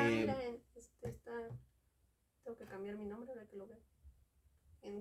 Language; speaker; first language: Spanish; native; Spanish